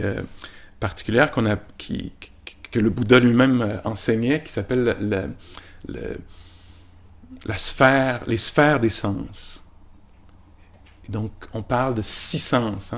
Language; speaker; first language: French; native; French